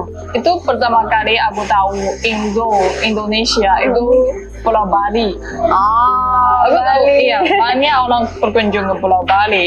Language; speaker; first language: Indonesian; non-native, learner; Chinese